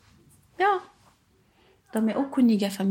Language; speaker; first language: Swedish; non-native, learner; Arabic